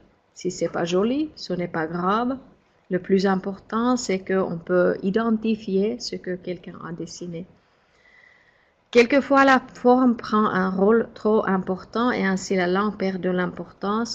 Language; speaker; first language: French; non-native, fluent; Finnish